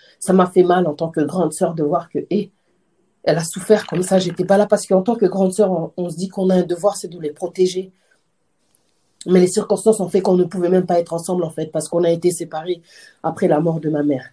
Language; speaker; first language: French; native; French